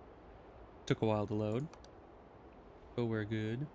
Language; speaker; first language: English; native; English